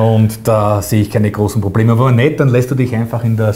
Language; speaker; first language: German; native; German